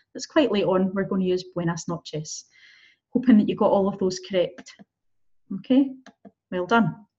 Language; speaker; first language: English; native; English